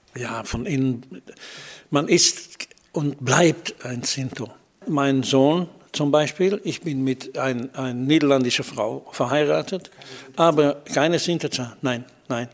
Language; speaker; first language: German; non-native, fluent; Dutch